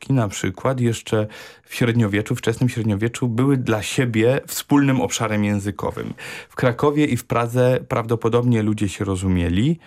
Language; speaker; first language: Polish; non-native, local second language; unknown